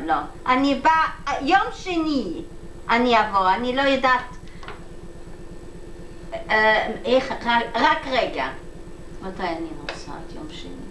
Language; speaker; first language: Hebrew; non-native, learner; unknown